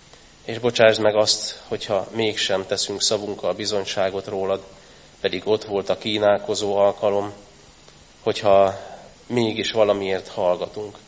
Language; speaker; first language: Hungarian; native; Hungarian